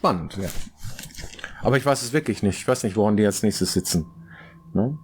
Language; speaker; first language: German; native; German